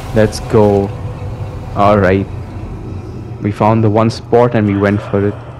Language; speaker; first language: English; native; English